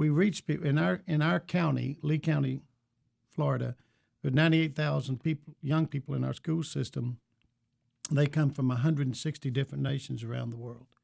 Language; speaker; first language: English; native; English